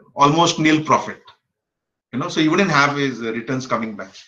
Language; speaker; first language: English; non-native, local second language; Konkani